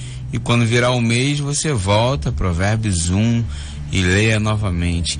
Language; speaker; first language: Portuguese; native; Portuguese